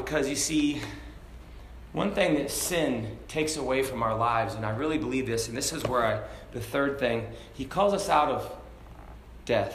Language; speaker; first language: English; native; English